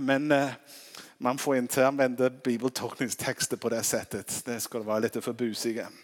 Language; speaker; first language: Swedish; non-native, fluent; English